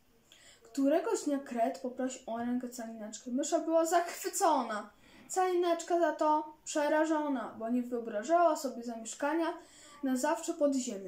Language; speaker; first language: Polish; native; Polish